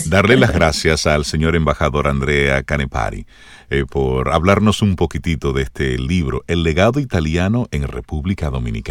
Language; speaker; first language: Spanish; native; Spanish